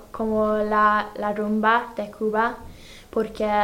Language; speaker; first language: Spanish; non-native, fluent; English